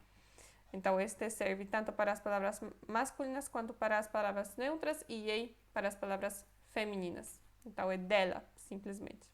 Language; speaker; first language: Portuguese; non-native, fluent; Polish